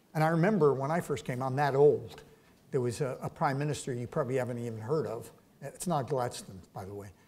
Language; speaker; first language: English; native; English